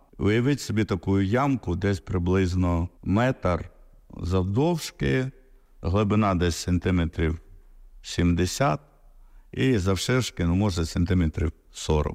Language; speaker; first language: Ukrainian; non-native, local second language; Russian